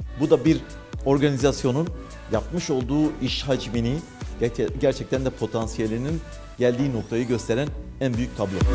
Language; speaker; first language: Turkish; native; Turkish